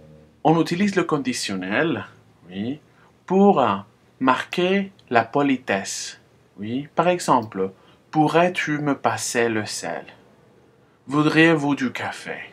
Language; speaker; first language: French; non-native, fluent; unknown